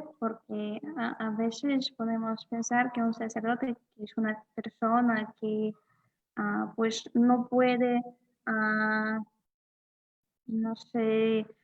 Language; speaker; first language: Spanish; non-native, fluent; Russian